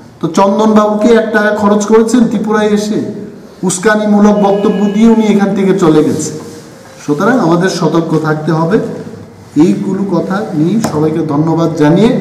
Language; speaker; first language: Bangla; non-native, local second language; Kok Borok